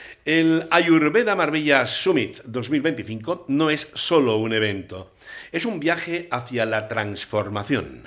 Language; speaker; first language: Spanish; native; Spanish